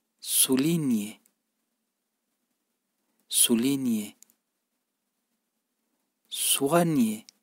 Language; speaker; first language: French; non-native, fluent; Turkish